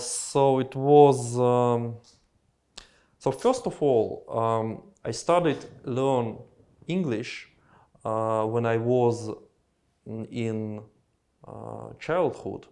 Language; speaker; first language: English; non-native, learner; Russian